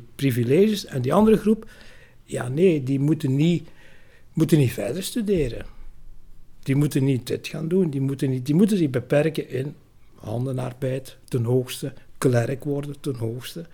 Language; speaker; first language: Dutch; early bilingual, other home language; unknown